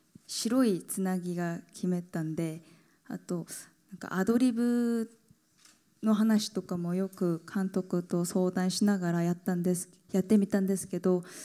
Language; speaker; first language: Japanese; non-native, fluent; Korean